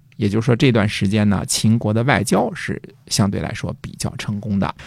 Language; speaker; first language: Chinese; native; Chinese